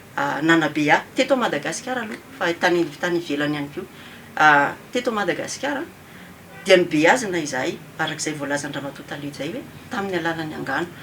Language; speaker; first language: Malagasy; early bilingual, heritage; Malagasy